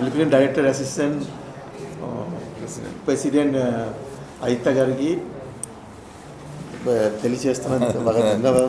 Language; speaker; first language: Telugu; non-native, local second language; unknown